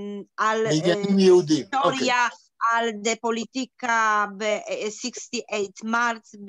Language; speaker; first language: Hebrew; non-native, learner; Polish